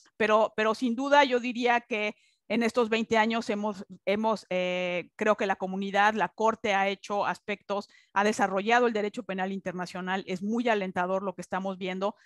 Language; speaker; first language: Spanish; native; Spanish